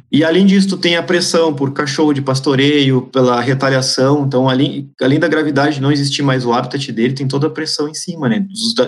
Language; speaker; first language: Portuguese; native; Portuguese